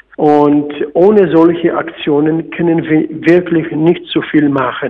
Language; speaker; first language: German; non-native, fluent; Polish